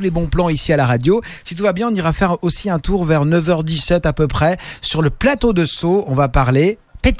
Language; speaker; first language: French; native; French